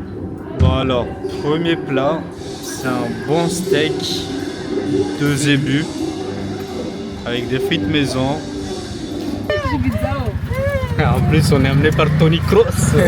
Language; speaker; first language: French; native; French